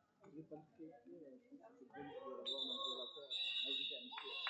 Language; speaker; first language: French; native; French